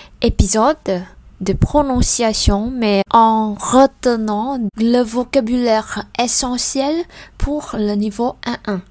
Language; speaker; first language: French; non-native, fluent; Vietnamese